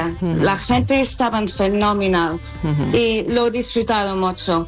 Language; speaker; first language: Spanish; non-native, fluent; English